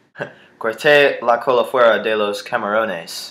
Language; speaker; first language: Spanish; non-native, learner; English